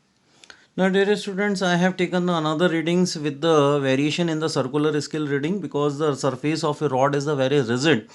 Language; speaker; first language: English; non-native, local second language; Hindi